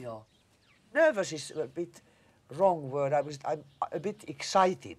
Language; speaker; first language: English; non-native, fluent; Finnish